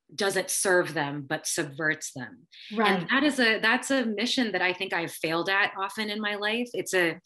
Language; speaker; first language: English; early bilingual, other home language; Filipino